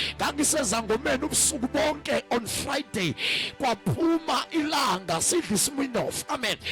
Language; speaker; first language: Zulu; non-native, local second language; Xhosa